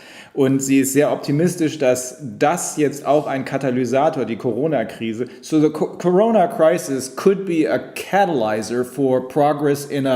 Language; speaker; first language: German; native; German